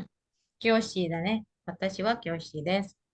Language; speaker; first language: Japanese; non-native, fluent; Indonesian